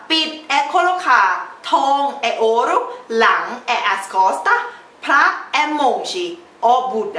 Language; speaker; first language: Portuguese; non-native, learner; Thai